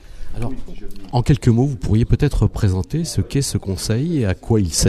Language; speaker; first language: French; native; French